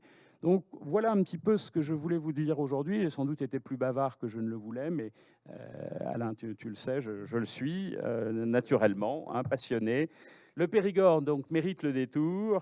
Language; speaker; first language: French; native; French